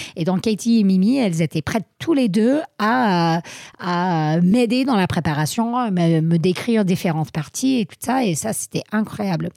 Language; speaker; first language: French; non-native, fluent; English